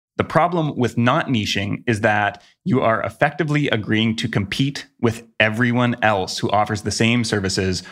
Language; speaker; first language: English; native; English